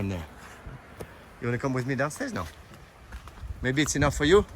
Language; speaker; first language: English; non-native, learner; French